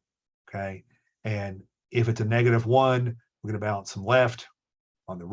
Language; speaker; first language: English; native; English